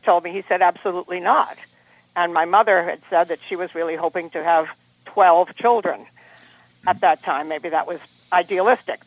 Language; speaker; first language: English; native; English